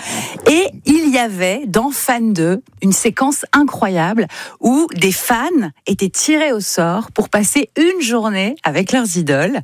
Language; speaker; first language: French; native; French